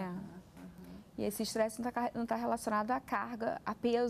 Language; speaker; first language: Portuguese; native; Portuguese